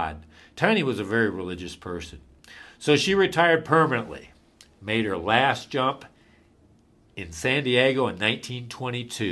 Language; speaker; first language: English; native; English